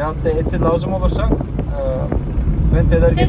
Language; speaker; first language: Turkish; non-native, local second language; Kazakh